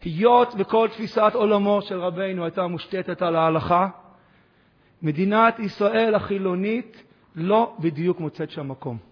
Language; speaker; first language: Hebrew; native; Hebrew